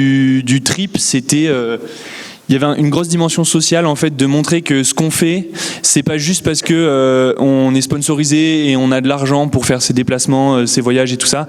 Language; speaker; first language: French; native; French